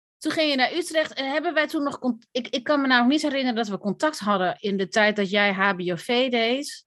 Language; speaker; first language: Dutch; native; Dutch